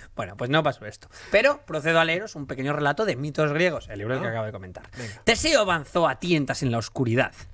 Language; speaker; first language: Spanish; native; Spanish